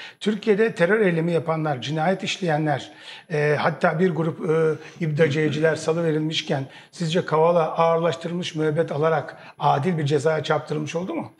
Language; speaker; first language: Turkish; native; Turkish